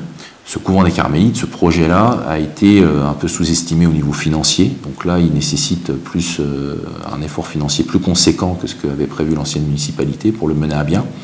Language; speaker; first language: French; native; French